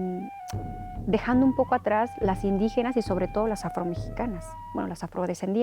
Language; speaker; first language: Spanish; non-native, local second language; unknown